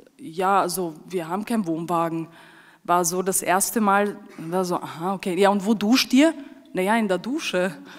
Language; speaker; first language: German; early bilingual, other home language; Romany